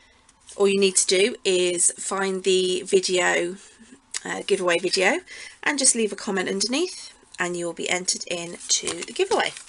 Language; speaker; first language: English; native; English